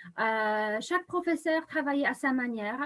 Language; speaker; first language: French; non-native, fluent; Polish